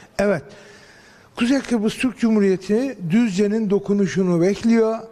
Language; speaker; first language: Turkish; native; Turkish